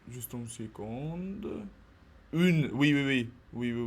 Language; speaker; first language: French; non-native, learner; Russian